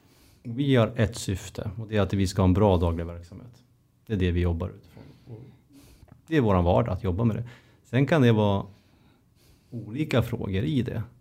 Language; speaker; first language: Swedish; native; Swedish